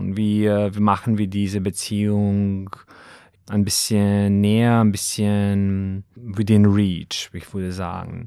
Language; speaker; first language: German; non-native, fluent; Serbian